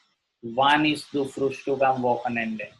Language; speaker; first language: German; non-native, learner; Gujarati